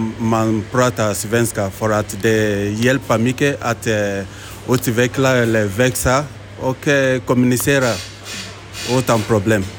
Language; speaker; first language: Swedish; non-native, learner; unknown